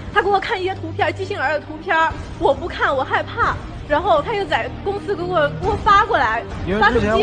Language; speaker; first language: Chinese; native; Chinese